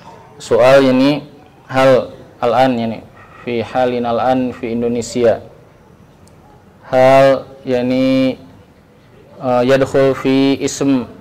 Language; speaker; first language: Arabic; non-native, learner; Indonesian